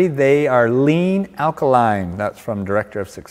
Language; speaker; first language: English; native; English